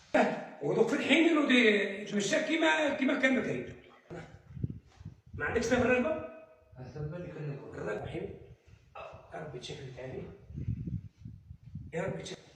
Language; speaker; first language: Arabic; native; Arabic